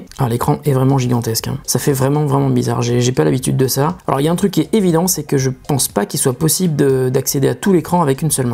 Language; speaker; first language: French; native; French